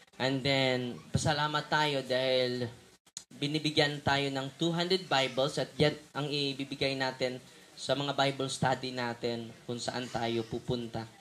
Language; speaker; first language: Filipino; non-native, local second language; Cebuano